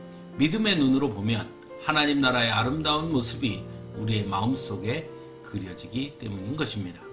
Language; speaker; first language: Korean; native; Korean